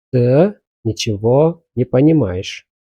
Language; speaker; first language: Russian; non-native, fluent; Azerbaijani